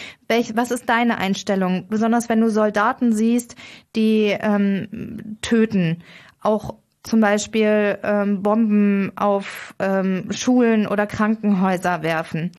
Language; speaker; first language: German; native; German